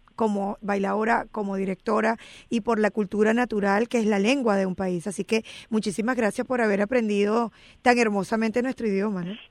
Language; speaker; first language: Spanish; native; Spanish